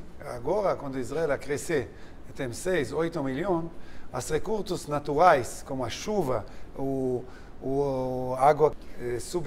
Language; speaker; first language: Portuguese; non-native, learner; Hebrew